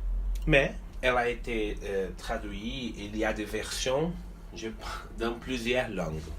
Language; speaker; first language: French; non-native, fluent; Portuguese